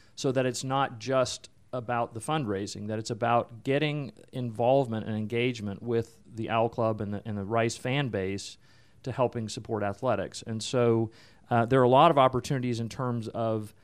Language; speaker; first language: English; native; English